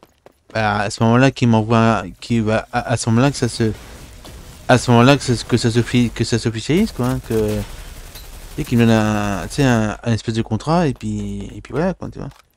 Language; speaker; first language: French; native; French